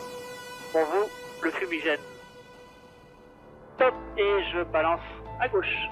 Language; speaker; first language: French; native; French